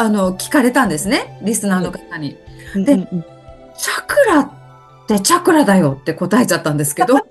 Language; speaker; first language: Japanese; native; Japanese